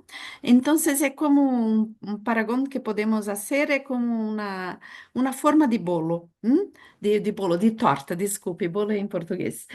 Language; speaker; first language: Spanish; non-native, fluent; Portuguese